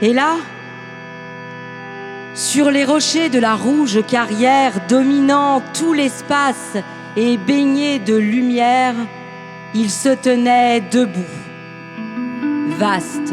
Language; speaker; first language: French; native; French